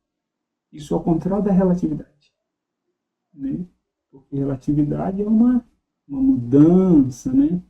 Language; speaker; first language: Portuguese; native; Portuguese